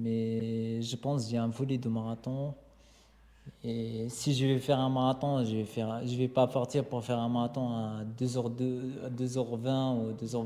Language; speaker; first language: French; non-native, learner; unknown